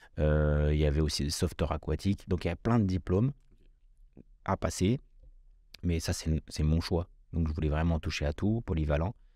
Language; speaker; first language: French; early bilingual, other home language; Kabyle